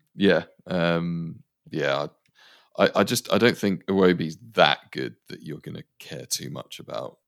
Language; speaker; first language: English; native; English